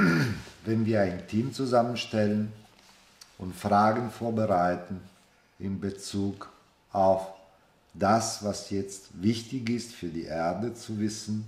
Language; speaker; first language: German; non-native, fluent; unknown